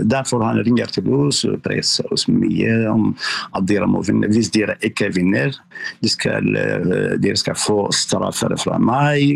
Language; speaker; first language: Norwegian; non-native, learner; Arabic